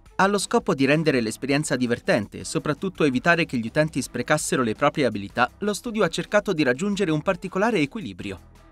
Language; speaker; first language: Italian; native; Italian